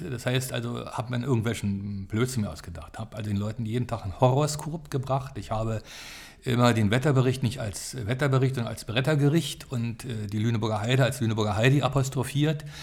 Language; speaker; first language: German; native; German